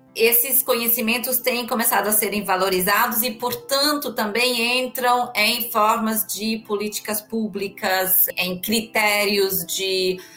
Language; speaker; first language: Portuguese; non-native, fluent; German